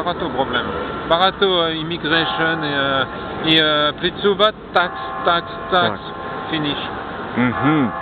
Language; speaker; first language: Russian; non-native, learner; French